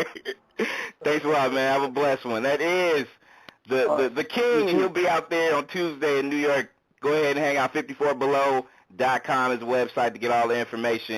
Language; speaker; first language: English; native; English